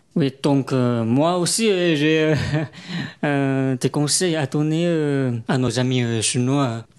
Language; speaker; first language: French; non-native, learner; Chinese